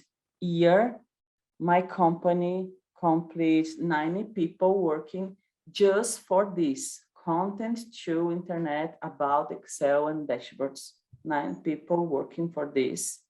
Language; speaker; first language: English; non-native, learner; Portuguese